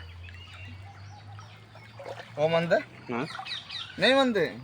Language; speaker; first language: Hindi; non-native, local second language; Malayalam